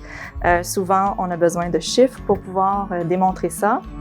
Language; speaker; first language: French; native; French